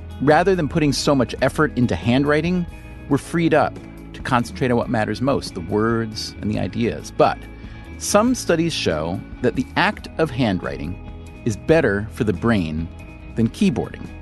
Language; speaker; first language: English; native; English